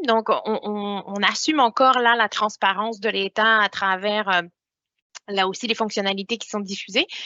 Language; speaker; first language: French; native; French